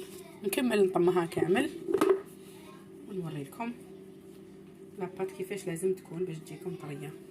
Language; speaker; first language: Arabic; native; Arabic